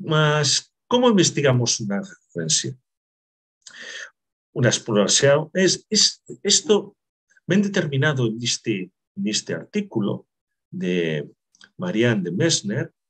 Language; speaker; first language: Spanish; native; Spanish